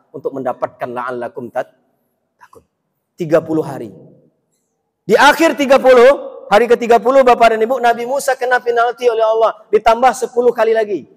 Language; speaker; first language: Indonesian; non-native, local second language; Minangkabau